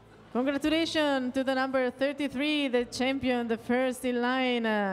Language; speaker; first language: English; non-native, fluent; Italian